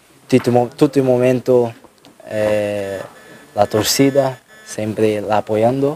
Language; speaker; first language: Italian; non-native, learner; Portuguese